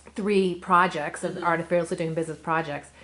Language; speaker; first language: English; native; English